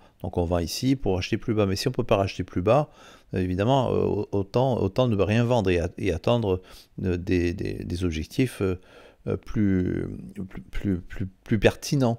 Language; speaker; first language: French; native; French